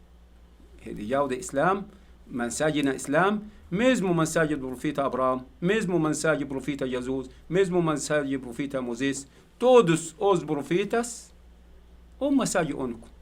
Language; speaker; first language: Portuguese; non-native, learner; Arabic